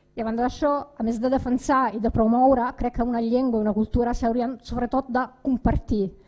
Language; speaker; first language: Catalan; non-native, fluent; Italian